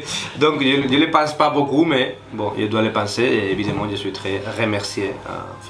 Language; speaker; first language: French; non-native, fluent; Spanish